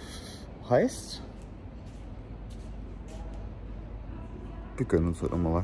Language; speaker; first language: German; native; German